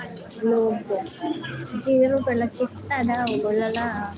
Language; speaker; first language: Italian; non-native, learner; Filipino